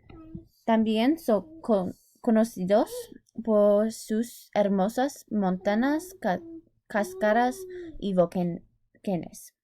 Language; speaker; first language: Spanish; non-native, learner; English